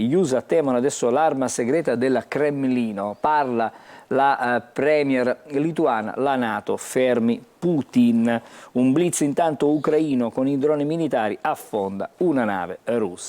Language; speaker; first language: Italian; native; Italian